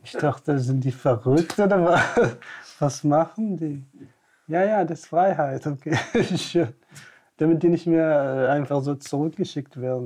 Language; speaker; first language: German; non-native, fluent; Tamasheq